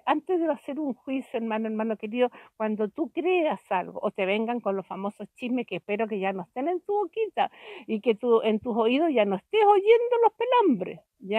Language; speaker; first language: Spanish; native; Spanish